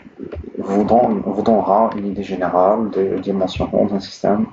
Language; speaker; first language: French; non-native, local second language; Arabic